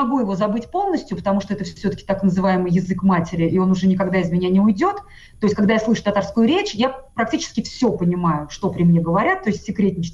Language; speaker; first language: Russian; non-native, local second language; Tatar